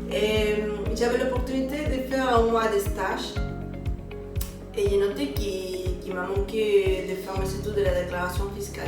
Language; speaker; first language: French; non-native, learner; Spanish